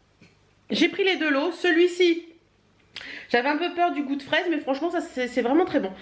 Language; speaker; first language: French; native; French